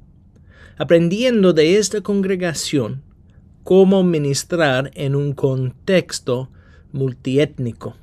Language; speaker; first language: Spanish; non-native, fluent; English